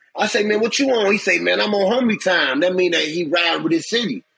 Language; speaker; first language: English; native; English